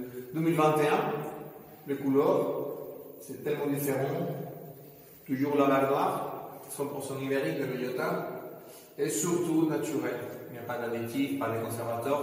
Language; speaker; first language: French; non-native, fluent; Spanish